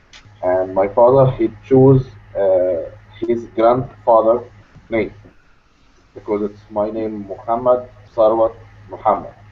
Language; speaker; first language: English; non-native, learner; Arabic